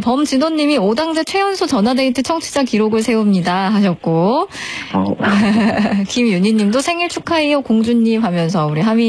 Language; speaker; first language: Korean; native; Korean